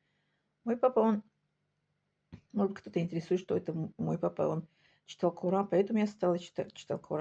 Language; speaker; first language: Russian; non-native, local second language; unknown